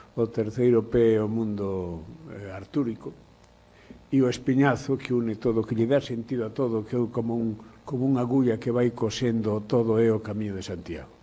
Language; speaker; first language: Galician; native; Galician